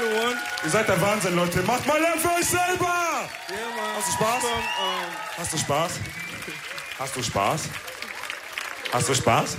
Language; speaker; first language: German; early bilingual, other home language; Wolof